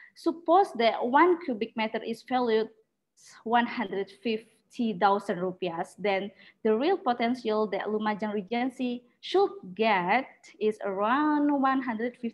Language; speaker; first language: English; non-native, learner; Indonesian